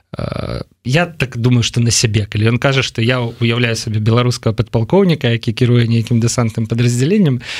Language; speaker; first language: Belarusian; non-native, local second language; Russian